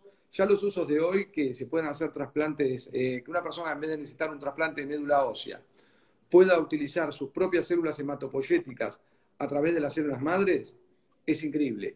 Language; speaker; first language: Spanish; native; Spanish